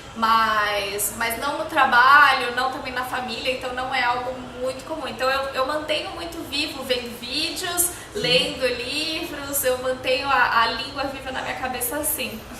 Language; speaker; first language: Portuguese; native; Portuguese